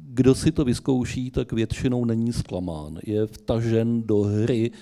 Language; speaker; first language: Czech; native; Czech